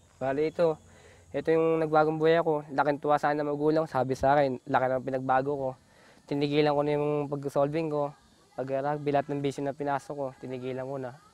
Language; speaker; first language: Filipino; native; Filipino